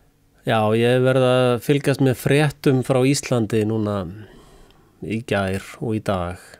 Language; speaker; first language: Icelandic; native; Icelandic